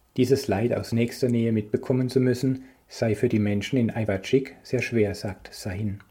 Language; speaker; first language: German; native; German